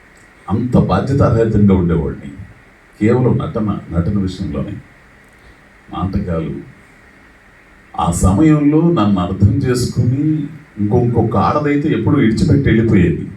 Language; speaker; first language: Telugu; native; Telugu